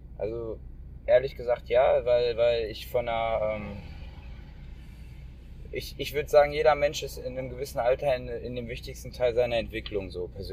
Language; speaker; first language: German; native; German